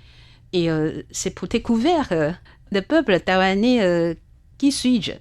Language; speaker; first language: French; non-native, fluent; Chinese